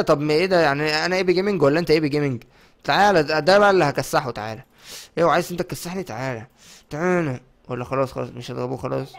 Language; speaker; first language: Arabic; native; Arabic